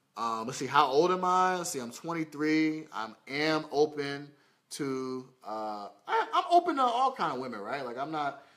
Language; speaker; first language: English; native; English